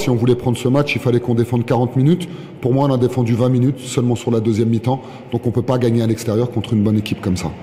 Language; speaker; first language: French; native; French